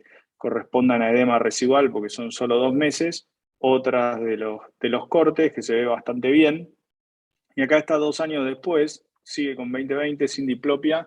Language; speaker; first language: Spanish; native; Spanish